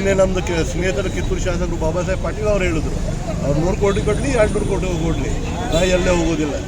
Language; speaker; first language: Kannada; non-native, local second language; Urdu